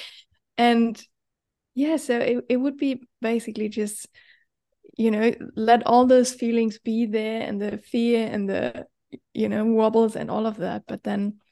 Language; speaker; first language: English; non-native, fluent; German